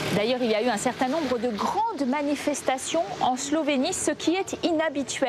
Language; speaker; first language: French; native; French